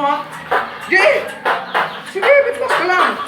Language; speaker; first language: Filipino; non-native, local second language; Cebuano